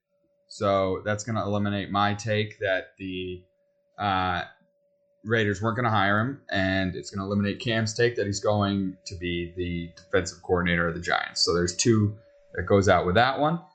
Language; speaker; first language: English; native; English